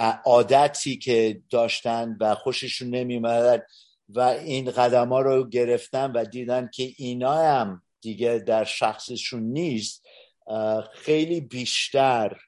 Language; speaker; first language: Persian; early bilingual, heritage; Persian